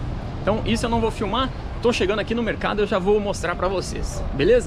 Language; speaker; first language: Portuguese; native; Portuguese